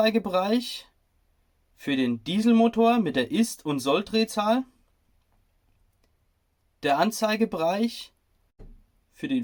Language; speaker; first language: German; native; German